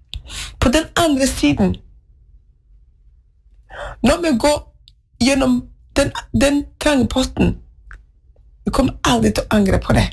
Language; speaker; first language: Norwegian; non-native, fluent; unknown